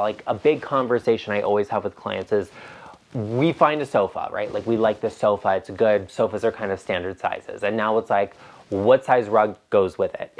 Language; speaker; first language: English; native; English